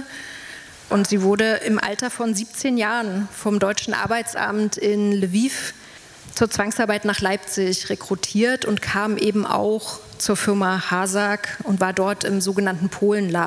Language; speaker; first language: German; native; German